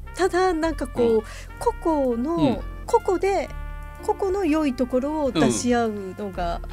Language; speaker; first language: Japanese; native; Japanese